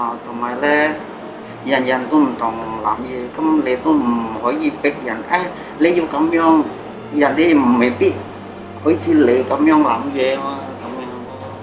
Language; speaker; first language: Cantonese; non-native, fluent; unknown